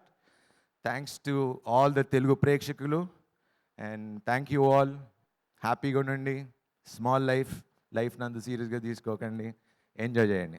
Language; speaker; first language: Telugu; native; Telugu